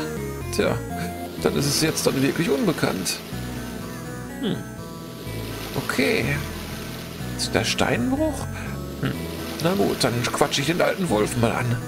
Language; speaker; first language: German; native; German